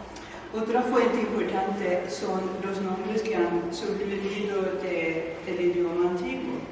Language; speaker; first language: Spanish; non-native, fluent; Swedish